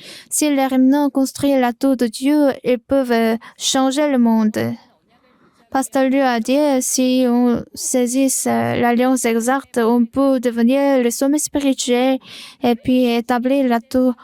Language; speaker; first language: French; non-native, learner; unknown